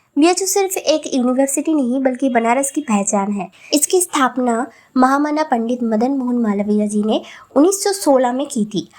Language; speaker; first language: Hindi; non-native, local second language; Bangla